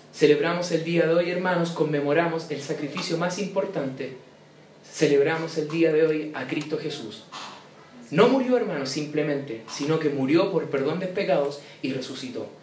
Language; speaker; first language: Spanish; native; Spanish